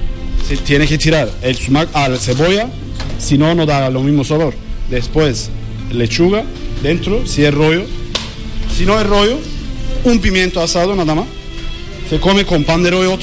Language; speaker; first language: Spanish; non-native, learner; Turkish